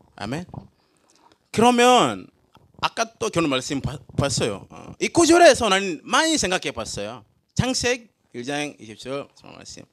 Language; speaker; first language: Korean; non-native, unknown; Swahili